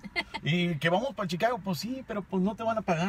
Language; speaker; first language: Spanish; native; Spanish